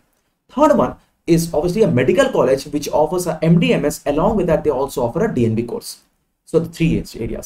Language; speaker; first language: English; non-native, local second language; Hindi